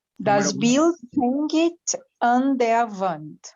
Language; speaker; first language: German; non-native, learner; Portuguese